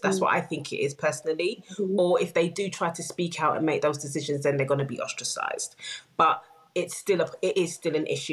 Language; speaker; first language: English; native; English